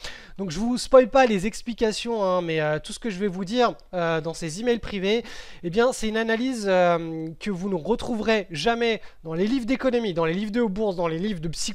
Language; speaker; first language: French; native; French